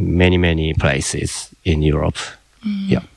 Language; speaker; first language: English; non-native, learner; Japanese